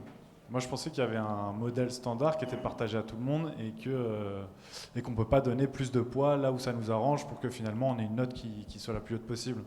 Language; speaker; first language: French; native; French